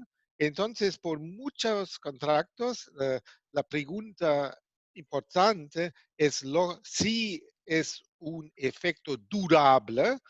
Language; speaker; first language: Spanish; non-native, fluent; German